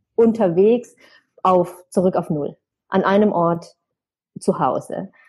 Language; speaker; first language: German; native; German